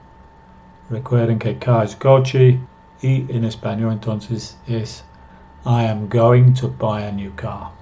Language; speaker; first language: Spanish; non-native, fluent; English